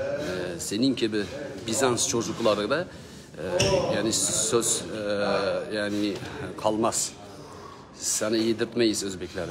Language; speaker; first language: Turkish; non-native, learner; Uzbek